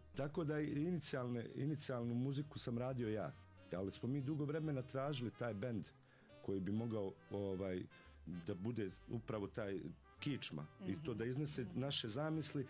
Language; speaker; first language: Serbian; native; Serbian